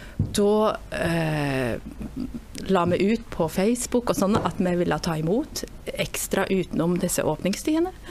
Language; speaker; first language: Norwegian; native; Norwegian